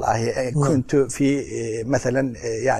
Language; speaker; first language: Arabic; non-native, learner; Turkish